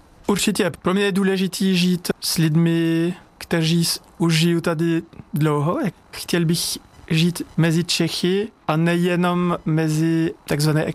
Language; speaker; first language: Czech; non-native, learner; French